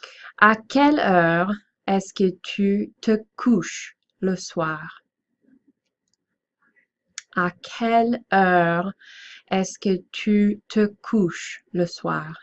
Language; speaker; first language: French; non-native, fluent; English